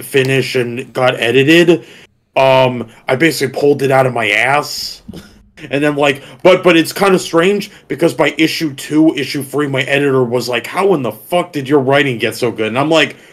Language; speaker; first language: English; native; English